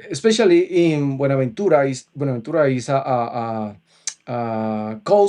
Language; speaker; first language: English; non-native, local second language; Spanish